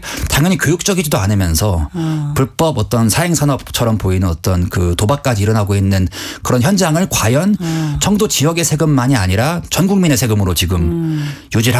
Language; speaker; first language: Korean; native; Korean